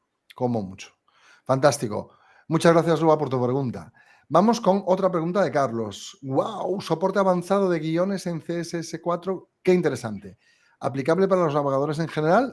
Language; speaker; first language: Spanish; native; Spanish